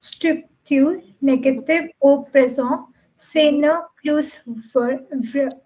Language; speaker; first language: French; non-native, learner; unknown